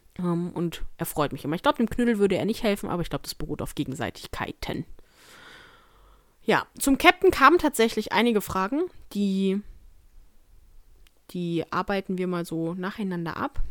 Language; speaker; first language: German; native; German